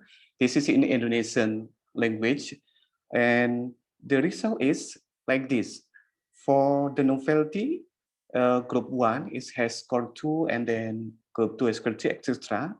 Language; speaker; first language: English; non-native, learner; Indonesian